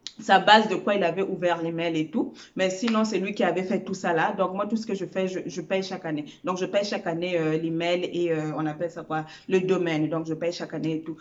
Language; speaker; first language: French; early bilingual, other home language; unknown